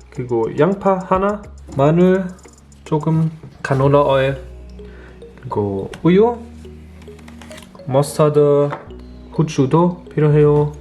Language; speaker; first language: Korean; non-native, learner; German